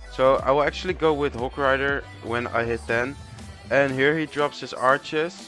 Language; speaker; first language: English; non-native, fluent; Dutch